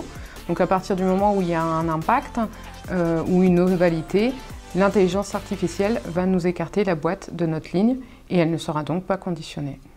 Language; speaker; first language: French; native; French